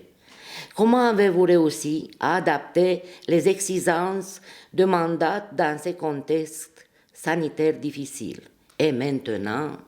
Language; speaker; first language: French; non-native, fluent; Romanian